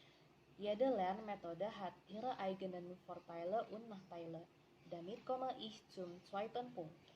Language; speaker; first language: German; non-native, learner; Indonesian